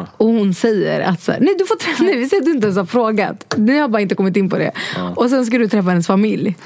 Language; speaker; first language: Swedish; early bilingual, other home language; Kurdish